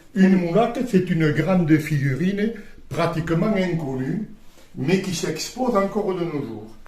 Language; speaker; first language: French; native; French